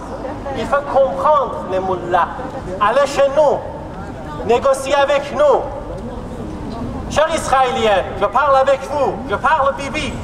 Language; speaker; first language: French; non-native, fluent; Kurdish